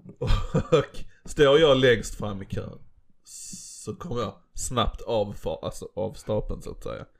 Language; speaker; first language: Swedish; native; Swedish